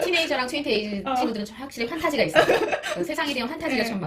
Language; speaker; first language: Korean; native; Korean